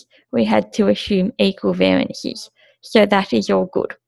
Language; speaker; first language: English; native; English